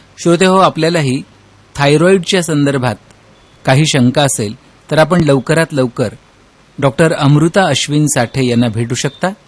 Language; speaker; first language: Marathi; native; Marathi